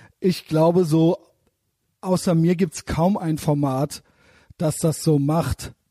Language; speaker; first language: German; native; German